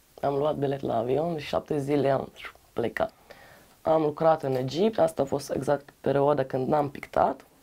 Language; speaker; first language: Romanian; non-native, learner; Russian